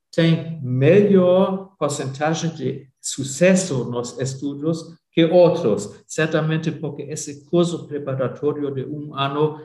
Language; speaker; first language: Portuguese; non-native, fluent; German